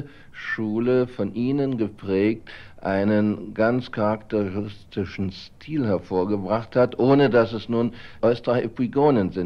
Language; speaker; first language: German; native; German